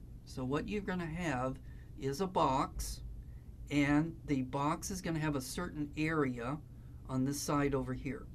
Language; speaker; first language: English; native; English